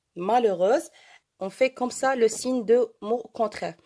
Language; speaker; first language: French; non-native, local second language; Arabic